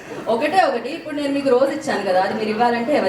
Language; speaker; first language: Telugu; native; Telugu